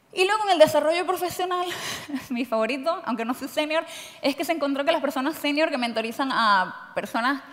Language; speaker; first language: Spanish; native; Spanish